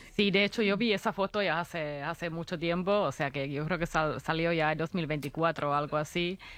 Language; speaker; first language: Spanish; non-native, fluent; Finnish